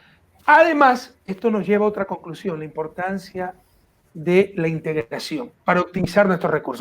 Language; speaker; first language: Spanish; native; Spanish